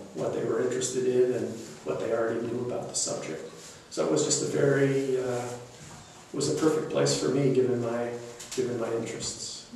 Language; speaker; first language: English; native; English